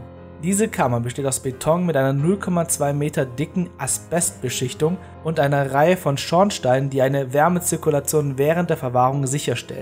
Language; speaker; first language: German; native; German